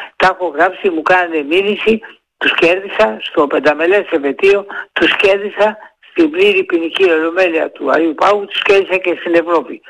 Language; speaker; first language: Greek; native; Greek